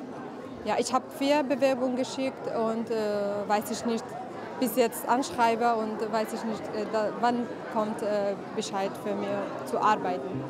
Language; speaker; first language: German; non-native, learner; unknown